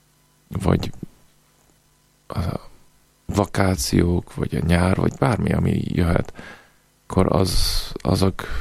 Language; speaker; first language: Hungarian; non-native, fluent; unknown